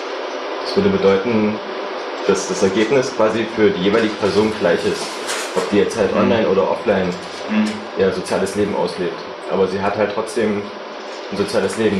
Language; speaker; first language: German; native; German